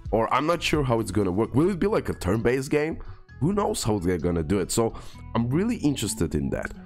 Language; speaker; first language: English; non-native, fluent; Croatian